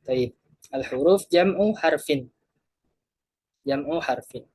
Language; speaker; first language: Arabic; non-native, fluent; Indonesian